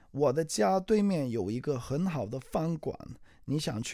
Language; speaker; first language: Chinese; non-native, learner; English